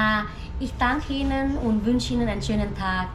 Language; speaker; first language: German; non-native, fluent; Vietnamese